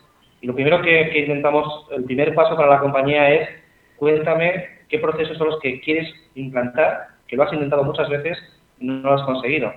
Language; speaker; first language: Spanish; native; Spanish